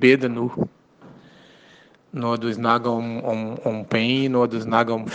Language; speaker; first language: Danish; non-native, learner; Portuguese